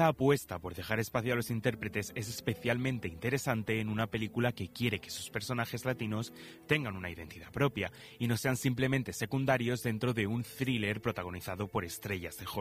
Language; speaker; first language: Spanish; native; Spanish